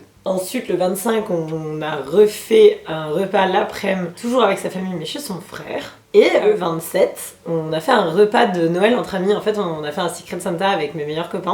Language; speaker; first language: French; native; French